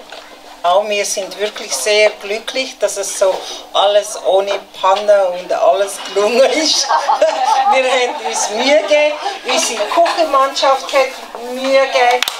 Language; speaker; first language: German; non-native, fluent; Tibetan